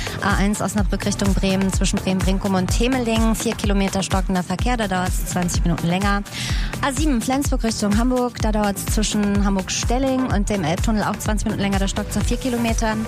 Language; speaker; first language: German; native; German